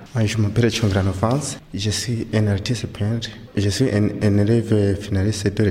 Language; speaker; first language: French; non-native, local second language; Rundi